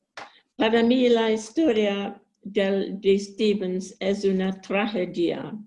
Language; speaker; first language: Spanish; non-native, learner; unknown